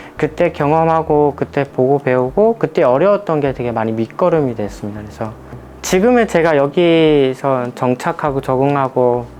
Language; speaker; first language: Korean; native; Korean